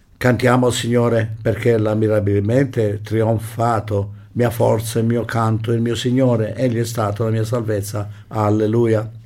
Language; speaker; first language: Italian; native; Italian